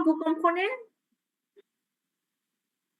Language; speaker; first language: French; non-native, fluent; Bangla